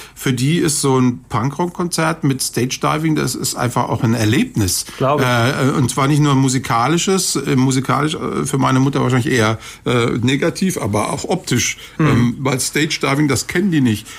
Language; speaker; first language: German; native; German